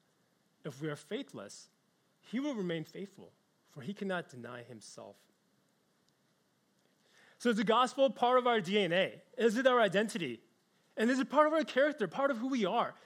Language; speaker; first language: English; early bilingual, other home language; Korean